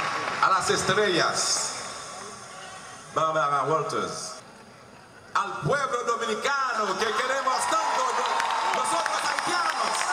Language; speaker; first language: Spanish; non-native, learner; Haitian Creole